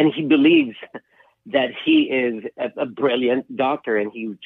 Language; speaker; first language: English; non-native, local second language; Filipino